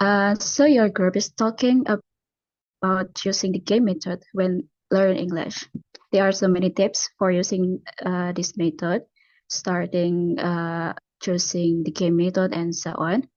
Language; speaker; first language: English; non-native, learner; Indonesian